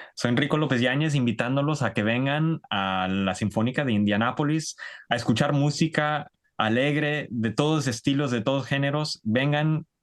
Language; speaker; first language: Spanish; early bilingual, heritage; Spanish